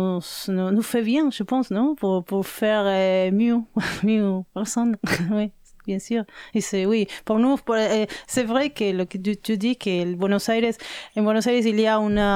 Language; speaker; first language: French; non-native, learner; Spanish